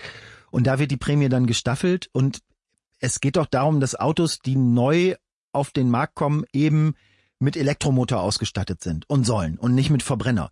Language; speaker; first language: German; native; German